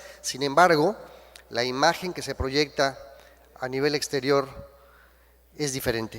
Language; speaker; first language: Spanish; native; Spanish